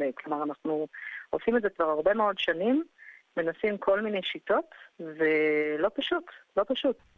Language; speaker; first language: Hebrew; early bilingual, other home language; English